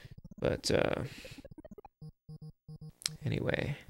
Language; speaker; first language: English; native; English